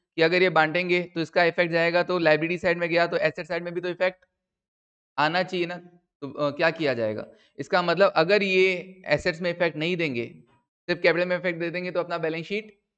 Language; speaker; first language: Hindi; native; Hindi